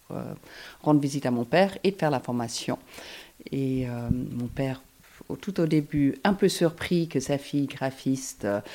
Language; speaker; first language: French; non-native, fluent; German